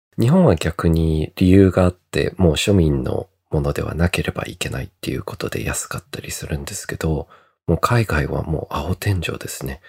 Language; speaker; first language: Japanese; early bilingual, heritage; Japanese